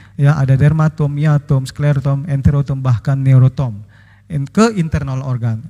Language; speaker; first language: English; non-native, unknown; Indonesian